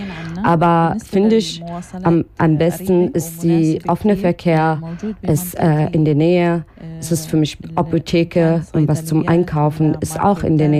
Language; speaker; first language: German; non-native, learner; Arabic